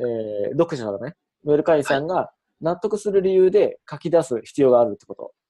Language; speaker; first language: Japanese; native; Japanese